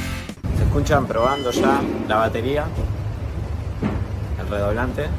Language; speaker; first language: Spanish; native; Spanish